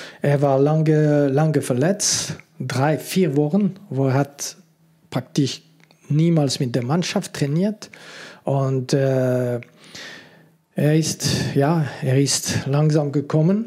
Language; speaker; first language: German; non-native, local second language; French